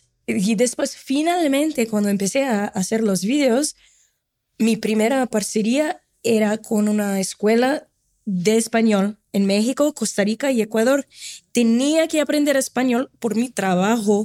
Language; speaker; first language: Spanish; non-native, fluent; Portuguese